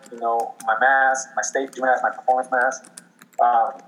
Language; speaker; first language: English; native; English